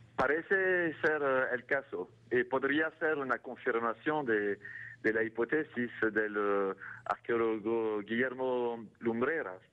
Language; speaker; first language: Spanish; non-native, fluent; French